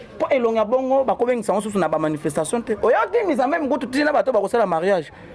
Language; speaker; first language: Lingala; native; Lingala